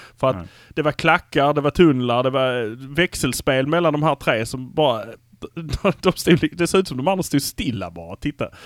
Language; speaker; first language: Swedish; native; Swedish